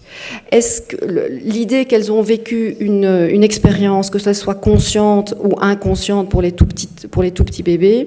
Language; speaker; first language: French; native; French